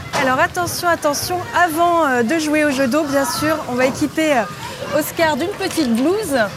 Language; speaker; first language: French; native; French